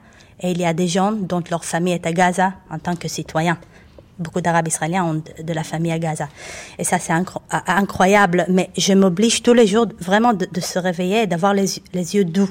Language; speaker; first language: French; non-native, fluent; Hebrew